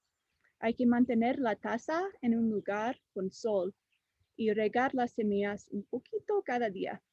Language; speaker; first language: Spanish; non-native, fluent; English